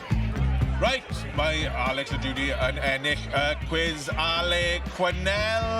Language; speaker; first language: Welsh; non-native, learner; English